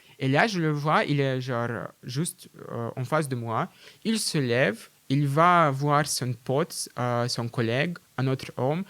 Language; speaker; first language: French; non-native, fluent; Russian